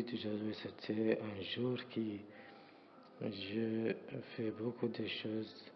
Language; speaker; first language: French; non-native, learner; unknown